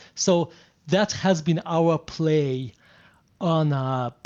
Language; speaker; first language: English; non-native, fluent; Russian